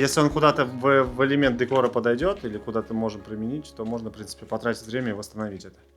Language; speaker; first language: Russian; native; Russian